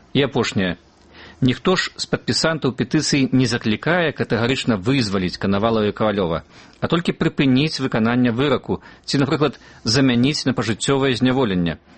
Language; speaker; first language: Belarusian; native; Belarusian